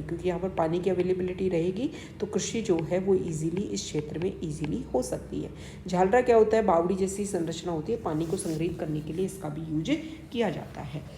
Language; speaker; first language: Hindi; native; Hindi